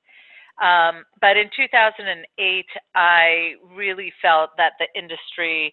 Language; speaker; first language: English; native; English